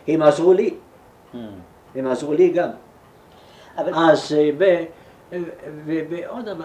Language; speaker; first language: Hebrew; non-native, fluent; German